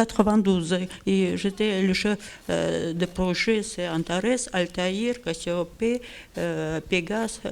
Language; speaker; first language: French; non-native, learner; Russian